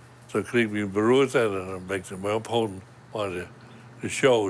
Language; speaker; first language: Dutch; non-native, local second language; Western Frisian